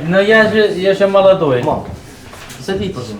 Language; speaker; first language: Russian; non-native, learner; Dutch